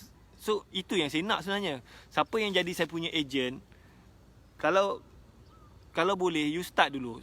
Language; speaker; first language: Malay; native; Malay